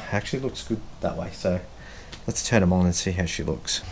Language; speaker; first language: English; native; English